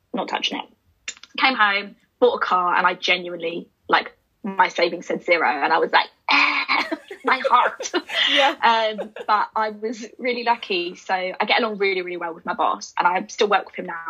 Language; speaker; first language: English; native; English